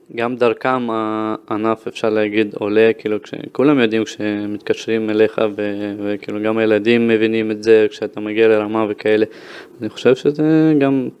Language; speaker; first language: Hebrew; early bilingual, other home language; Ukrainian